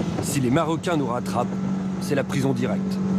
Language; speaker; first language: French; native; French